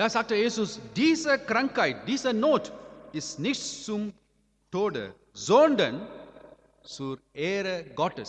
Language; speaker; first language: German; non-native, learner; Amharic